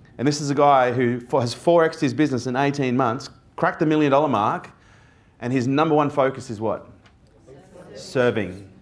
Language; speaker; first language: English; native; English